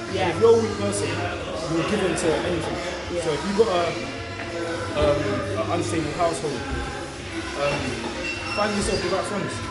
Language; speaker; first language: English; native; English